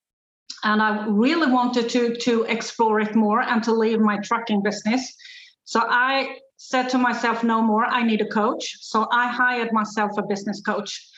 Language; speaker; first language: English; non-native, fluent; Swedish